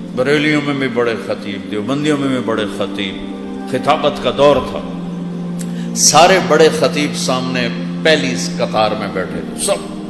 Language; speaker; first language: Urdu; non-native, local second language; Punjabi